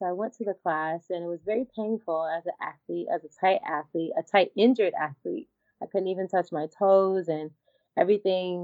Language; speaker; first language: English; native; English